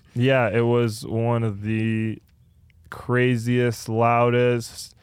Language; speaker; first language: English; early bilingual, other home language; Spanish